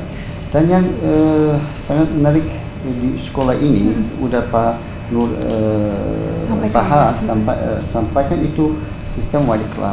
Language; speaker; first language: Indonesian; non-native, fluent; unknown